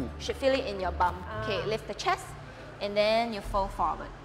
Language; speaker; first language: English; non-native, local second language; Chinese